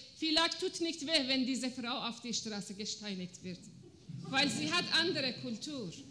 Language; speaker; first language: German; non-native, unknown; Persian